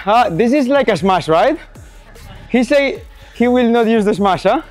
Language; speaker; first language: English; non-native, learner; Spanish